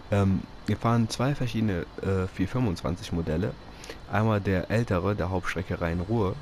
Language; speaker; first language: German; native; German